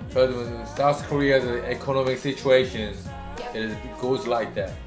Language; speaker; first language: English; non-native, learner; Korean